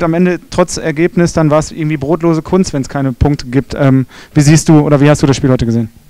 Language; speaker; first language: German; native; German